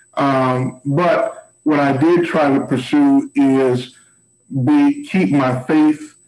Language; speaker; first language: English; native; English